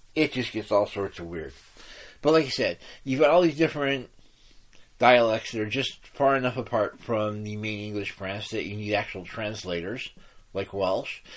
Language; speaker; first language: English; native; English